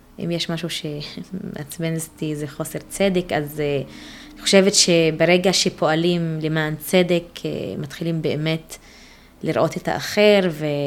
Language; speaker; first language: Hebrew; non-native, local second language; Arabic